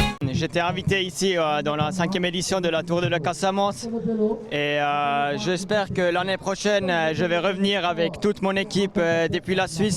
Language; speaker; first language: French; non-native, local second language; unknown